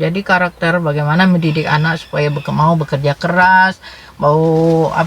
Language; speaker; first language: Indonesian; native; Indonesian